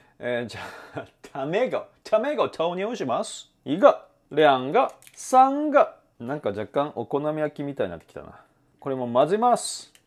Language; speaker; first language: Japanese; non-native, fluent; Chinese